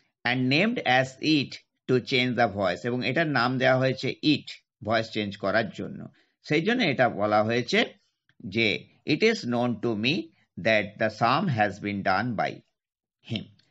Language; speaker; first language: Bangla; native; Bangla